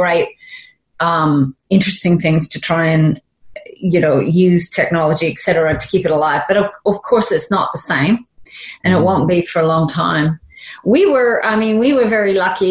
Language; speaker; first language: English; native; English